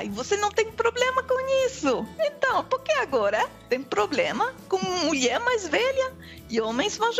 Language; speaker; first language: Portuguese; non-native, fluent; French